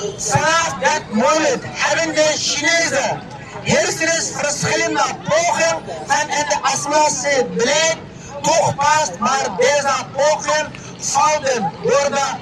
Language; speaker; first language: Dutch; non-native, learner; Uyghur